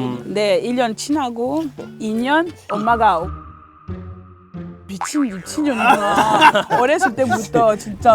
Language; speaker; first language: Korean; non-native, fluent; French